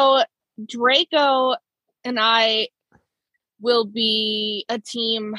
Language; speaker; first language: English; early bilingual, other home language; Spanish